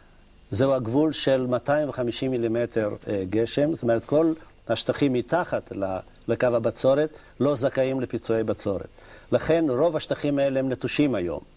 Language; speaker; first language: Hebrew; native; Hebrew